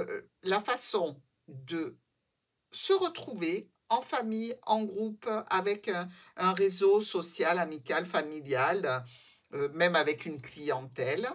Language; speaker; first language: French; native; French